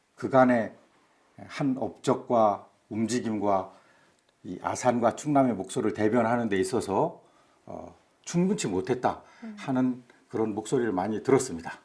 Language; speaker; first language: Korean; native; Korean